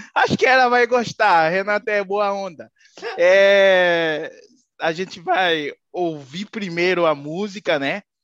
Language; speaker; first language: Portuguese; non-native, fluent; Haitian Creole